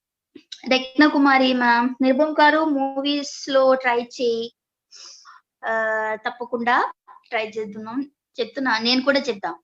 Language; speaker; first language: Telugu; non-native, learner; Malayalam